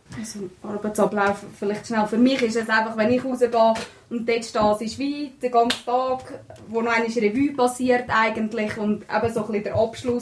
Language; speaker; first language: German; native; German